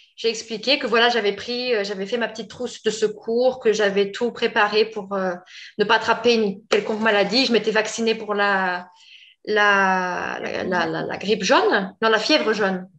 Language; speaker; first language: French; native; French